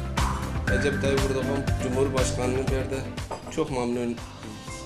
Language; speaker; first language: Turkish; non-native, learner; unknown